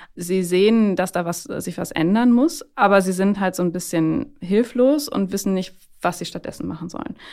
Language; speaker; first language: German; native; German